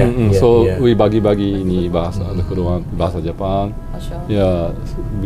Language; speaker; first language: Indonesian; non-native, learner; Japanese